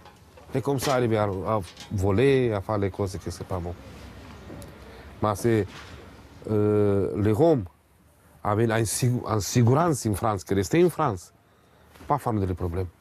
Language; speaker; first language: French; non-native, learner; Romanian